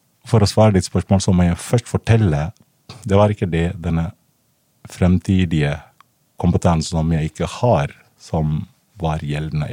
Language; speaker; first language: Norwegian; non-native, fluent; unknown